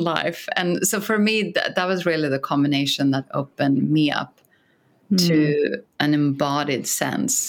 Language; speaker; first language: English; non-native, fluent; Swedish